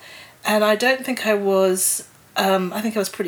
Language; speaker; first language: English; native; English